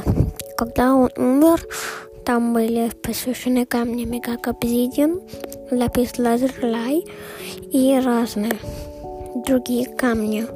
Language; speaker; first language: Russian; early bilingual, heritage; Russian